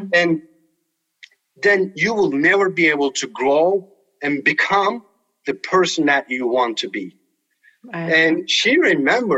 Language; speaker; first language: English; non-native, fluent; Turkish